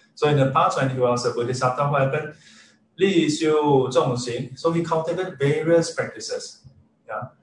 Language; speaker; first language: English; non-native, local second language; Chinese